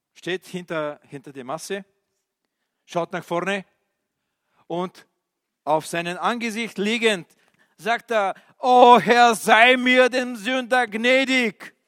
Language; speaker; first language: German; non-native, fluent; Bulgarian